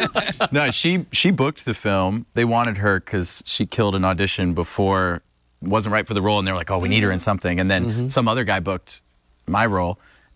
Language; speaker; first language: English; native; English